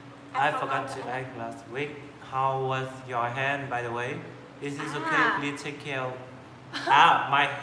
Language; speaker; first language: English; non-native, learner; Vietnamese